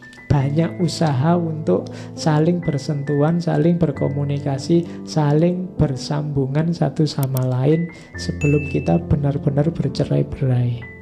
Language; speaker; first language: Indonesian; non-native, local second language; Javanese